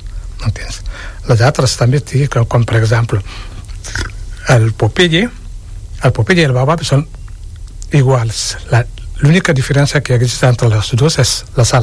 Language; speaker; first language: Catalan; non-native, fluent; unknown